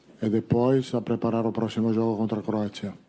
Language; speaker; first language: Portuguese; non-native, learner; Italian